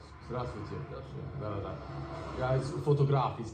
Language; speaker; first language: Russian; non-native, learner; English